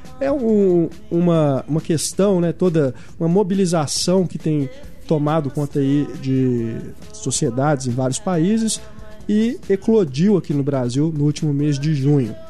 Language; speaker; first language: Portuguese; native; Portuguese